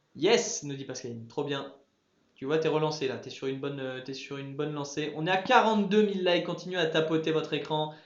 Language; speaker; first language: French; early bilingual, other home language; English